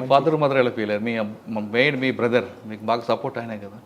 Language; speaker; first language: Telugu; native; Telugu